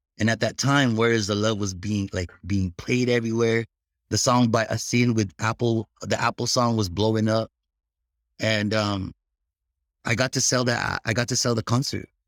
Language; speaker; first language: English; early bilingual, other home language; Filipino